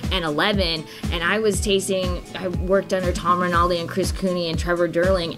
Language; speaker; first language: English; native; English